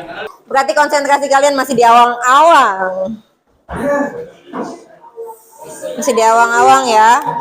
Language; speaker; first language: Indonesian; native; Indonesian